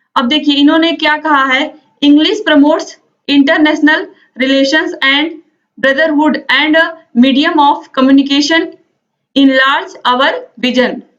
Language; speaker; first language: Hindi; native; Hindi